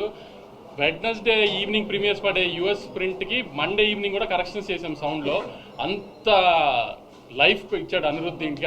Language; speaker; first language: Telugu; native; Telugu